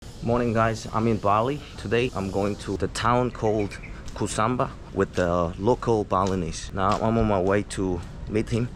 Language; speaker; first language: English; non-native, fluent; Korean